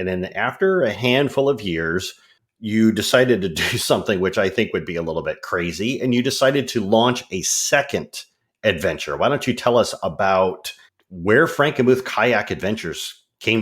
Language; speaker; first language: English; native; English